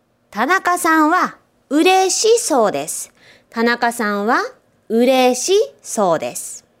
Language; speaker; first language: Japanese; native; Japanese